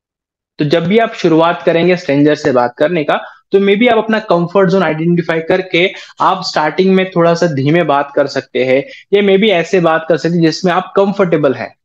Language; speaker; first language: Hindi; native; Hindi